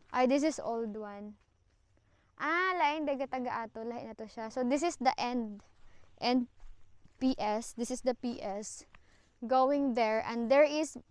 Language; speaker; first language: English; non-native, local second language; Cebuano